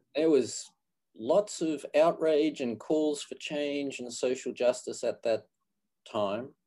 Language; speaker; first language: English; native; English